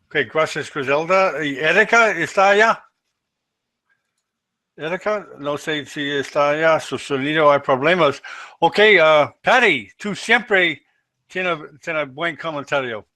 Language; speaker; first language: Spanish; non-native, learner; English